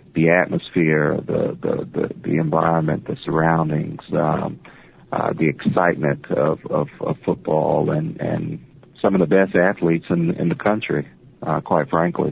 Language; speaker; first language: English; native; English